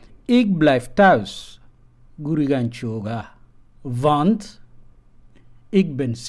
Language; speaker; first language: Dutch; non-native, fluent; Somali